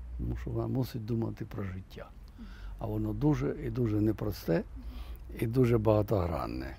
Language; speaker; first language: Ukrainian; native; Ukrainian